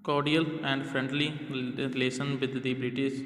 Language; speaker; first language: English; non-native, local second language; Punjabi